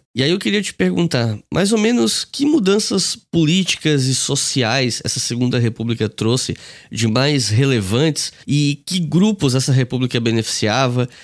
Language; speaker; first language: Portuguese; native; Portuguese